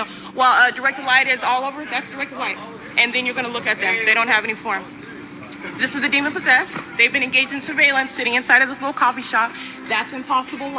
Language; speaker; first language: English; native; English